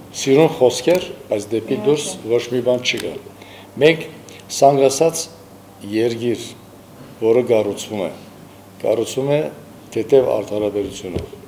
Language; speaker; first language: Armenian; early bilingual, heritage; Armenian